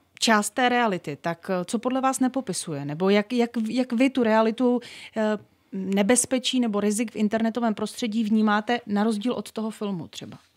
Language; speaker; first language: Czech; native; Czech